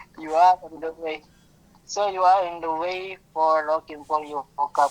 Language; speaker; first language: English; non-native, learner; Indonesian